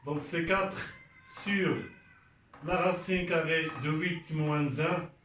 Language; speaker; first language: French; non-native, local second language; Arabic